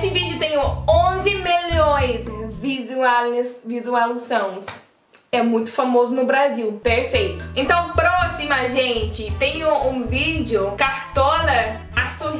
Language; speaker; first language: Portuguese; non-native, learner; Dutch